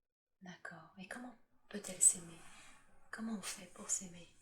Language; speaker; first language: French; native; French